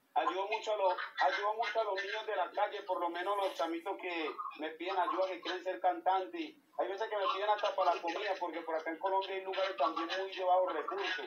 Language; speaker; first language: Spanish; native; Spanish